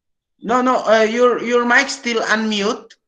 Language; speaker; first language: English; non-native, learner; Indonesian